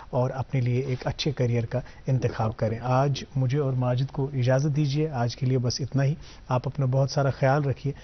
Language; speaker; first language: Hindi; non-native, local second language; Kashmiri